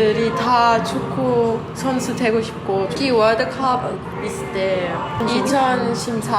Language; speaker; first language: Korean; non-native, learner; German